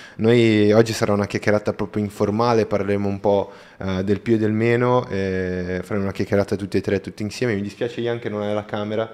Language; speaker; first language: Italian; native; Italian